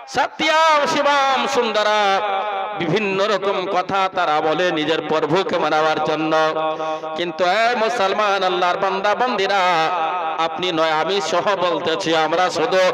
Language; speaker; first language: Bangla; non-native, local second language; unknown